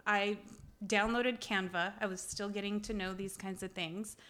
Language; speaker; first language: English; early bilingual, other home language; Armenian